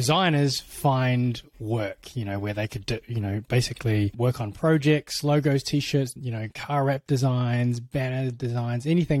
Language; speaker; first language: English; native; English